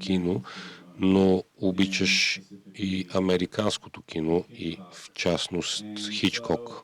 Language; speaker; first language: Bulgarian; native; Bulgarian